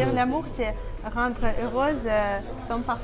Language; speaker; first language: French; non-native, fluent; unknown